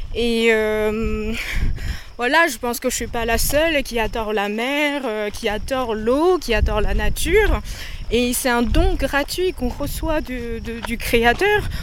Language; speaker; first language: French; non-native, fluent; Dutch